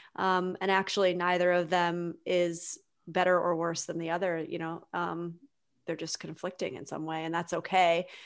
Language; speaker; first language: English; native; English